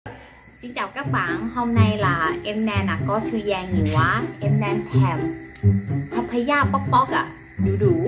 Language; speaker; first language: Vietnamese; non-native, learner; Thai